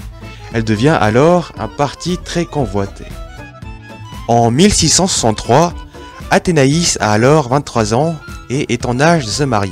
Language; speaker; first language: French; native; French